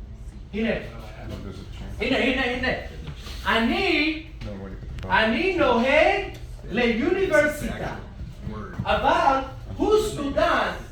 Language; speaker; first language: Hebrew; non-native, fluent; English